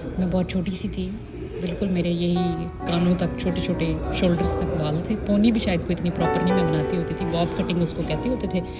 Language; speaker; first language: Urdu; non-native, local second language; Punjabi